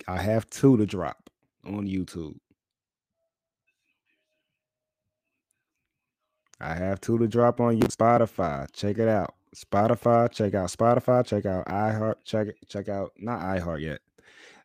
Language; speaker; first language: English; native; English